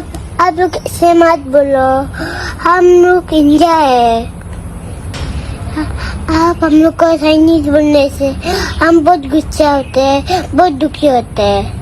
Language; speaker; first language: Hindi; non-native, local second language; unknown